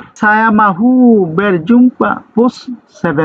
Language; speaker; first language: Indonesian; non-native, fluent; Bangla